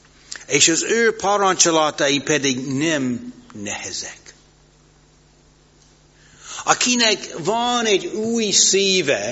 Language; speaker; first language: Hungarian; non-native, fluent; English